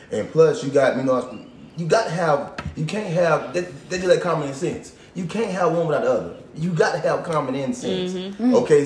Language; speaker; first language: English; native; English